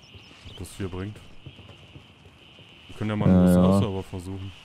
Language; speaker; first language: German; native; German